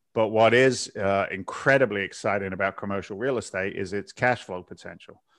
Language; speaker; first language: English; native; English